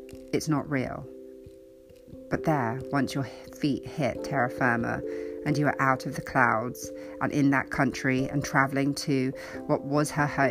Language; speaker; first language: English; native; English